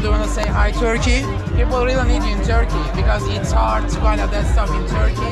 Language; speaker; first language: English; non-native, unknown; Turkish